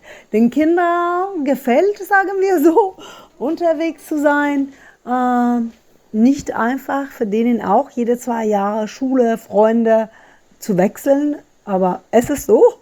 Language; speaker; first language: German; non-native, fluent; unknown